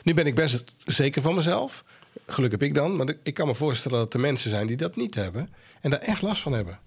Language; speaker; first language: Dutch; native; Dutch